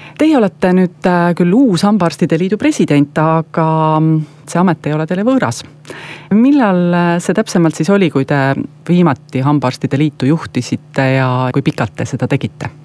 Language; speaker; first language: Estonian; native; Estonian